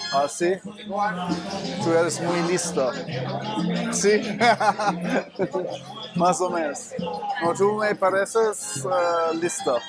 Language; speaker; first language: Spanish; non-native, learner; German